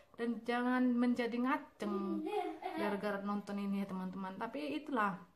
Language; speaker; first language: Indonesian; native; Indonesian